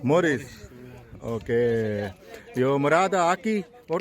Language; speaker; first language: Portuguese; non-native, learner; Punjabi